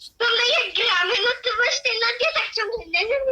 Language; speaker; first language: Polish; native; Polish